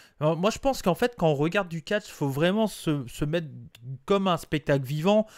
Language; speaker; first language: French; native; French